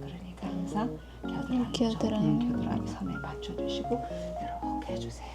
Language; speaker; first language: Korean; native; Korean